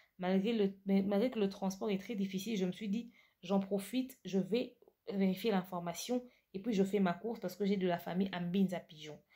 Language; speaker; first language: French; non-native, local second language; Lingala